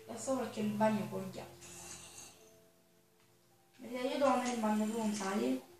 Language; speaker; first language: Italian; native; Italian